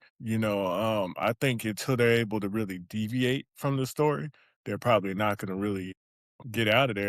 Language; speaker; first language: English; native; English